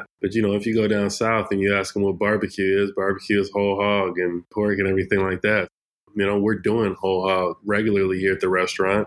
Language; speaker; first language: English; native; English